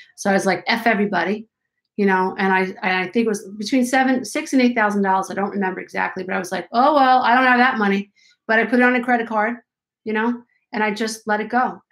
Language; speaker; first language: English; native; English